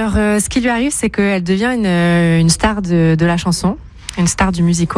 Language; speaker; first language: French; native; French